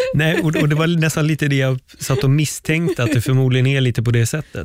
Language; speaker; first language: Swedish; native; Swedish